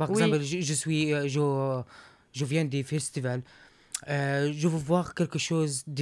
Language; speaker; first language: French; non-native, learner; Arabic